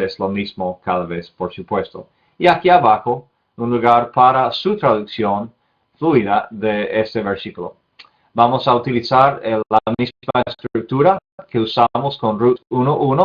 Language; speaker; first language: Spanish; non-native, fluent; English